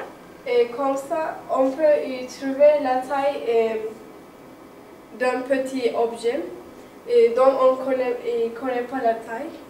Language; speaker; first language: French; non-native, learner; Turkish